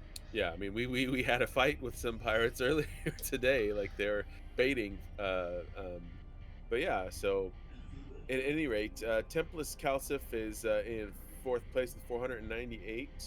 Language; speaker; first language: English; native; English